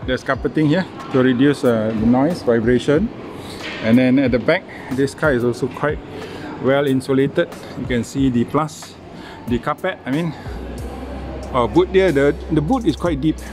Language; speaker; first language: English; non-native, local second language; Malay